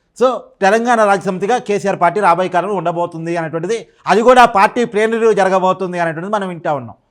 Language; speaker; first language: Telugu; native; Telugu